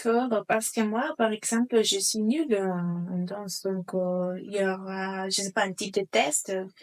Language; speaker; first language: French; non-native, fluent; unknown